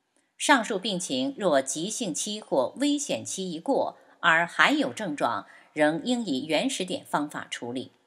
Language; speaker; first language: Chinese; native; Chinese